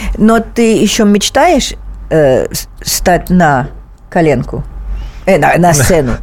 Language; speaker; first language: Russian; non-native, fluent; German